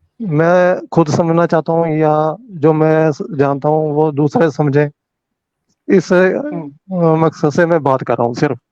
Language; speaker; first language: Hindi; native; Hindi